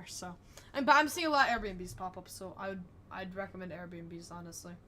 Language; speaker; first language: English; native; English